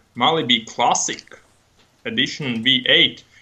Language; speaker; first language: English; non-native, learner; Latvian